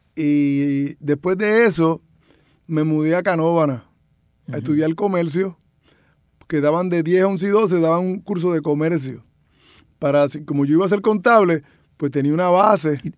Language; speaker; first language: Spanish; native; Spanish